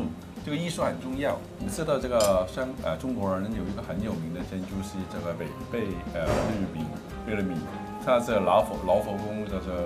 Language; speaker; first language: Chinese; non-native, local second language; Cantonese